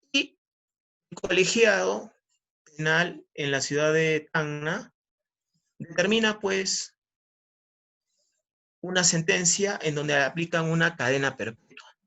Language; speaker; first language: Spanish; native; Spanish